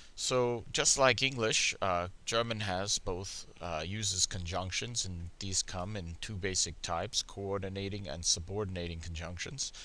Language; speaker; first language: English; native; English